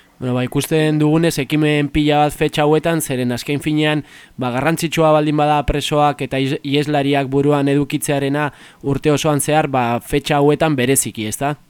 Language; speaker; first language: Basque; native; Basque